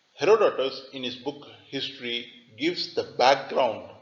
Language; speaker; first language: English; non-native, local second language; Tamil